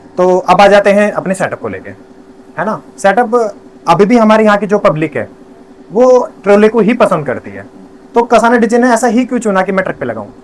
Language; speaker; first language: Hindi; native; Hindi